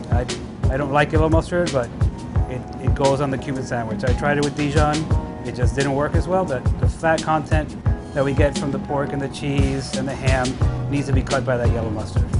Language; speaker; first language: English; native; English